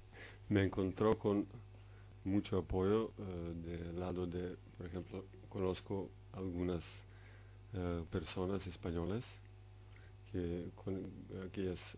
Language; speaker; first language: Spanish; non-native, learner; Serbian